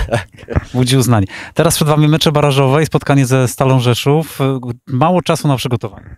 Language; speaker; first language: Polish; native; Polish